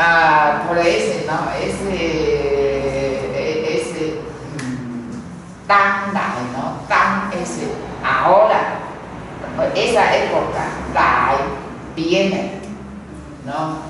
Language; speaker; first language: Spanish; non-native, learner; Chinese